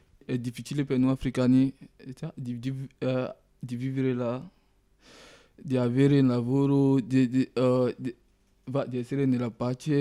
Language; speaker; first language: Italian; non-native, learner; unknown